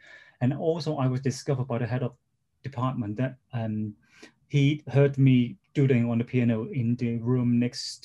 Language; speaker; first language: English; non-native, local second language; Cantonese